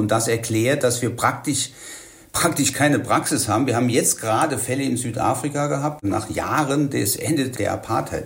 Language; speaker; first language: German; native; German